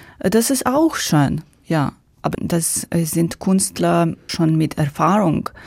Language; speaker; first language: German; non-native, learner; Ukrainian